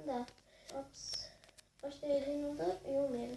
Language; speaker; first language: Bulgarian; native; Bulgarian